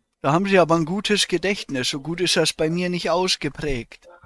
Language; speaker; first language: German; native; German